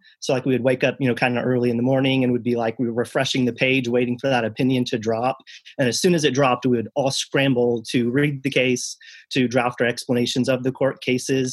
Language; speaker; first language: English; native; English